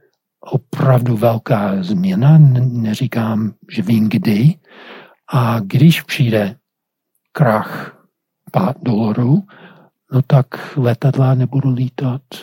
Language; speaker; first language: Czech; non-native, fluent; English